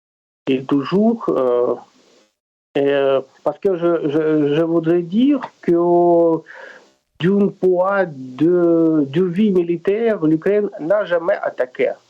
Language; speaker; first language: French; non-native, fluent; Russian